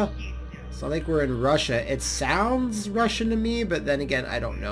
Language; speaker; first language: English; native; English